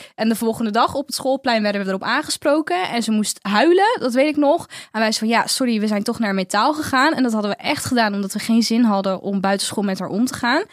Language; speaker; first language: Dutch; native; Dutch